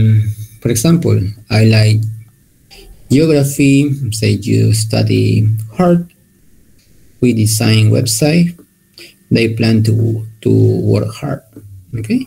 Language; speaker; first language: English; non-native, learner; Spanish